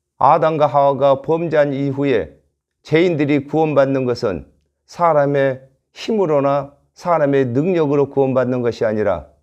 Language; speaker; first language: Korean; native; Korean